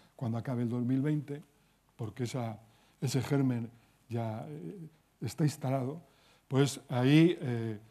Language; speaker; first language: Spanish; native; Spanish